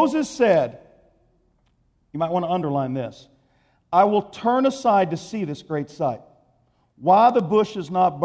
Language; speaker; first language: English; native; English